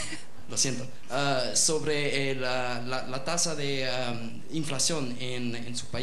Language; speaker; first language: Spanish; non-native, learner; English